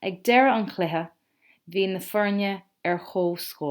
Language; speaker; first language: Irish; non-native, local second language; English